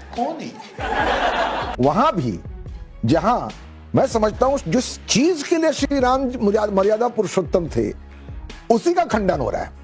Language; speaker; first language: Hindi; native; Hindi